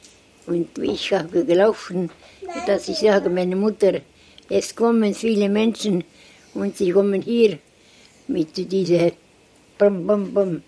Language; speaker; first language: German; non-native, learner; Estonian